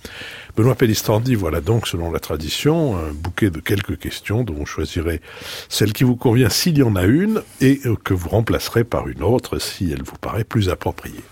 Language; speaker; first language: French; native; French